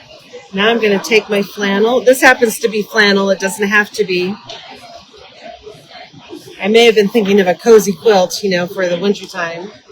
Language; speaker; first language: English; native; English